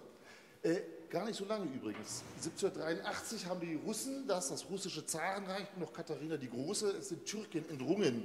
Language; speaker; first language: German; native; German